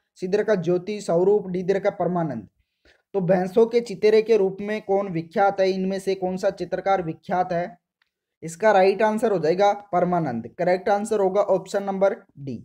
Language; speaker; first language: Hindi; native; Hindi